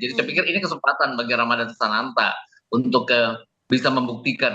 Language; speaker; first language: Indonesian; native; Indonesian